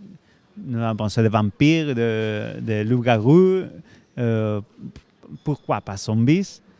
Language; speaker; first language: French; non-native, fluent; Spanish